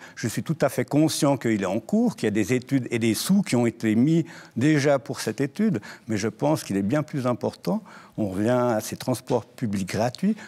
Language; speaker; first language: French; native; French